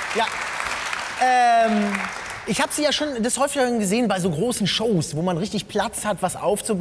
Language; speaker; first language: German; native; German